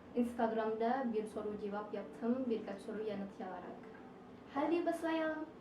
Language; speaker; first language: Turkish; non-native, learner; Indonesian